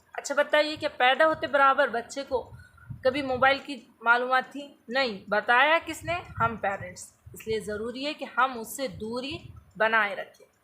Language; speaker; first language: Urdu; native; Urdu